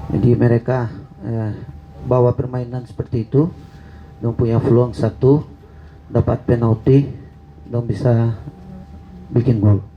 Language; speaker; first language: Indonesian; non-native, fluent; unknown